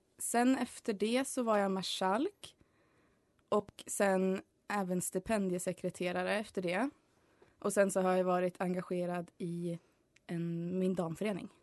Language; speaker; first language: Swedish; native; Swedish